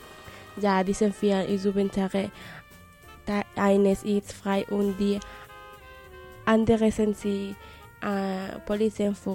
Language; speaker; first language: German; non-native, learner; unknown